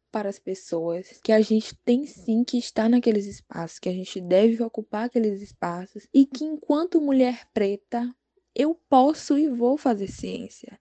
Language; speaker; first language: Portuguese; native; Portuguese